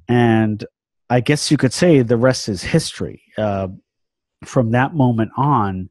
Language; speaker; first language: English; native; English